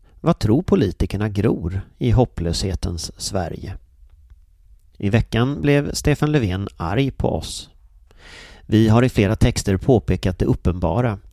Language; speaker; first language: Swedish; native; Swedish